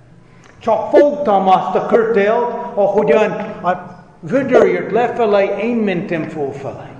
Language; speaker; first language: Hungarian; non-native, fluent; English